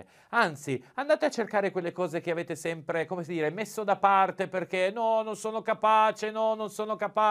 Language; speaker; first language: Italian; native; Italian